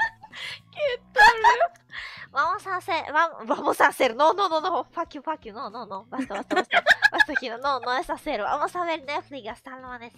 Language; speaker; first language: Spanish; non-native, learner; Japanese